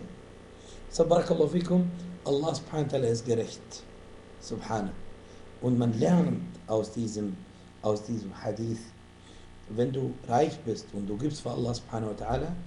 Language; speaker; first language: German; non-native, fluent; Arabic